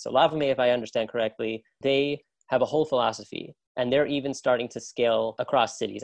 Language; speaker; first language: English; native; English